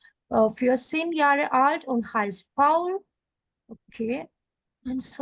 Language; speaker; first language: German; non-native, learner; Malayalam